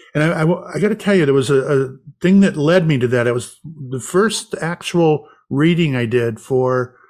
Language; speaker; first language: English; native; English